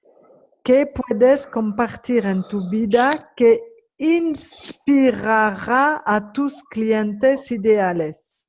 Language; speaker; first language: Spanish; non-native, fluent; French